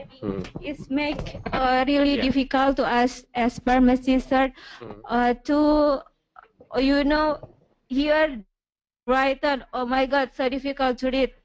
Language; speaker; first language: English; non-native, learner; Indonesian